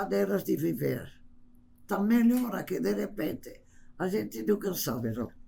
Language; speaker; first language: Portuguese; non-native, fluent; English